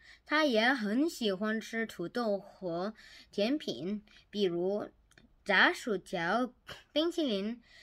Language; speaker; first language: Chinese; non-native, learner; Korean